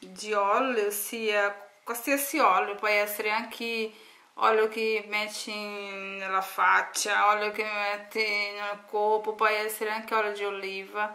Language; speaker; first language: Italian; non-native, learner; Portuguese